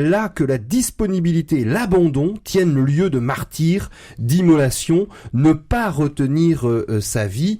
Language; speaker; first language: French; native; French